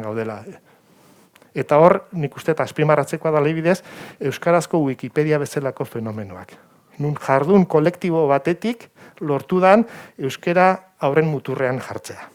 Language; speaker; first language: Basque; native; Basque